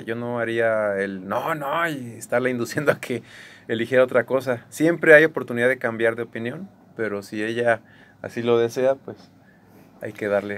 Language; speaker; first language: Spanish; native; Spanish